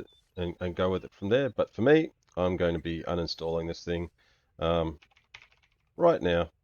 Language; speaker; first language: English; native; English